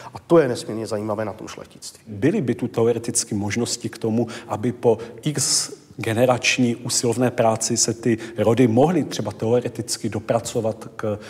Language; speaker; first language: Czech; native; Czech